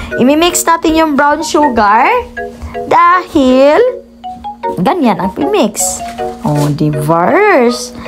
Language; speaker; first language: Filipino; non-native, local second language; Cebuano